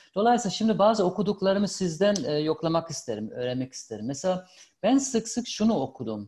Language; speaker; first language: Turkish; non-native, fluent; German